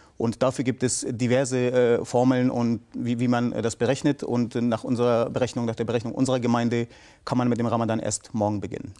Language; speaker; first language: German; early bilingual, other home language; Urdu